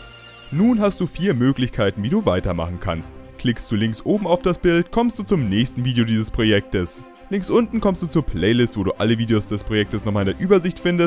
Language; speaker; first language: German; native; German